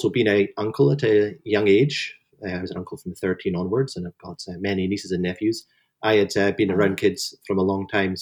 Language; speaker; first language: English; native; English